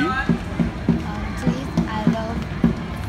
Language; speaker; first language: English; non-native, learner; Vietnamese